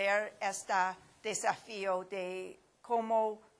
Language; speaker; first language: Spanish; non-native, fluent; English